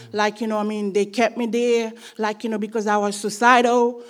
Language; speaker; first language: English; non-native, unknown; Haitian Creole